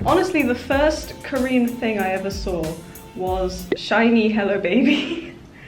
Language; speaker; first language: English; native; English